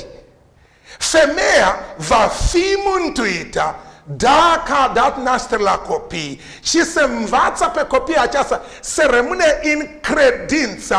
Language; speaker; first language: Romanian; non-native, learner; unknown